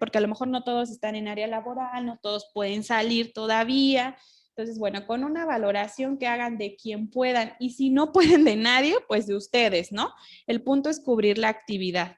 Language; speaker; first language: Spanish; native; Spanish